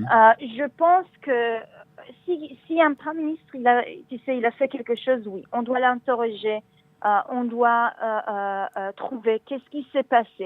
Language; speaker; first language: French; non-native, learner; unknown